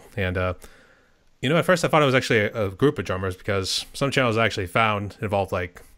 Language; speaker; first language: English; native; English